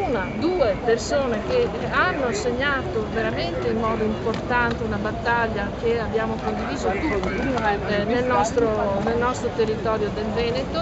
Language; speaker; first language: Italian; native; Italian